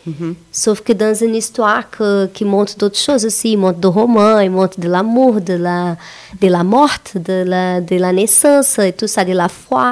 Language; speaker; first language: French; non-native, fluent; Portuguese